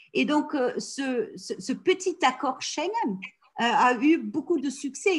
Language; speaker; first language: French; non-native, fluent; German